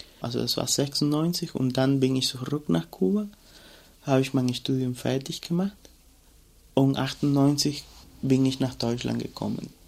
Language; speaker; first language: German; non-native, fluent; Spanish